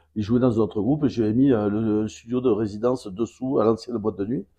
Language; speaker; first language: French; native; French